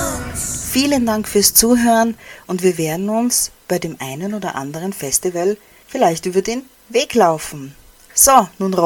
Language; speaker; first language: German; native; German